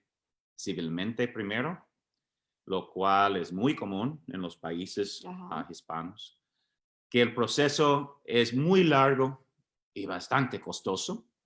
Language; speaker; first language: Spanish; non-native, fluent; English